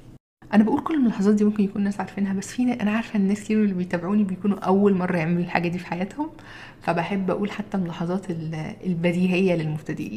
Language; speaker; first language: Arabic; native; Arabic